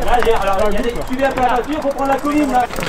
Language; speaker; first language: French; native; French